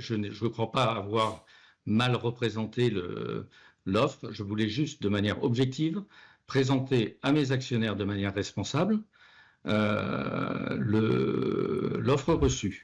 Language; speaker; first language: French; native; French